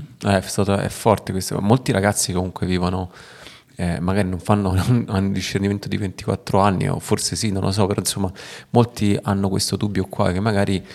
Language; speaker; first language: Italian; native; Italian